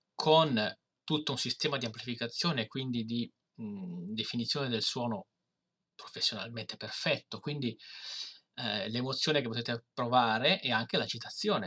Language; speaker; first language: Italian; native; Italian